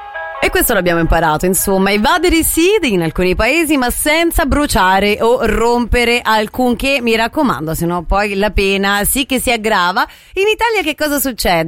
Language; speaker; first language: Italian; native; Italian